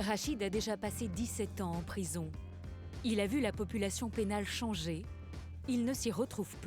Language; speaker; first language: French; native; French